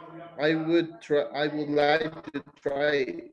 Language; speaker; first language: English; non-native, learner; Spanish